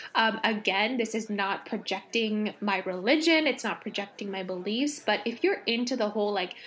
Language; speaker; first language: English; native; English